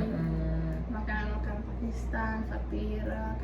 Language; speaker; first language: Indonesian; early bilingual, heritage; Arabic